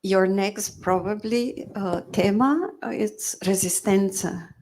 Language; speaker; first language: English; non-native, fluent; Slovenian